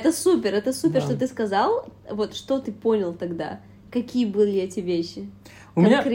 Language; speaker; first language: Russian; native; Russian